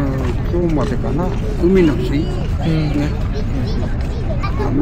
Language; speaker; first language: Japanese; native; Japanese